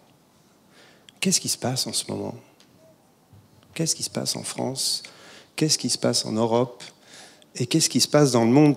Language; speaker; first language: French; native; French